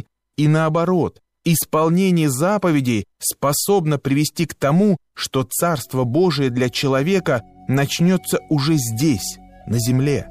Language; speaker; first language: Russian; native; Russian